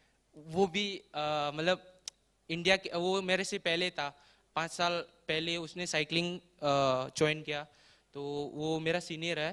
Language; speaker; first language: Hindi; non-native, local second language; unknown